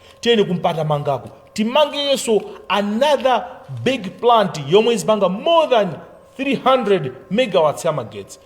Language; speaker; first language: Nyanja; native; Nyanja